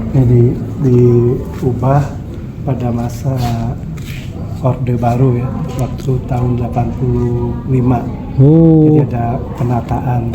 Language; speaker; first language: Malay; non-native, local second language; Sundanese